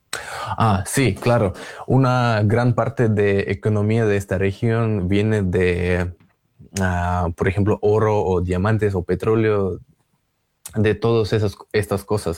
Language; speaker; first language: Spanish; non-native, learner; Russian